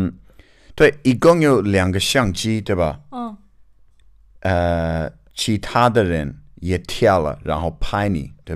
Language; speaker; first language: Chinese; non-native, learner; English